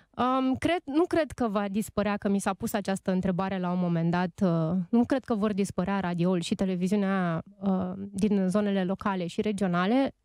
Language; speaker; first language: Romanian; native; Romanian